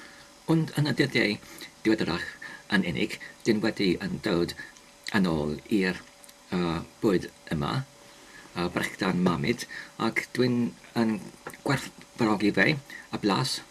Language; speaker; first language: Welsh; non-native, learner; English